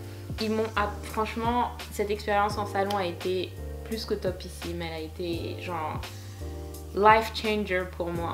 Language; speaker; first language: French; native; French